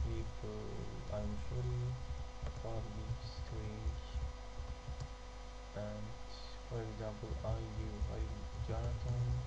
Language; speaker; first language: English; non-native, learner; Turkish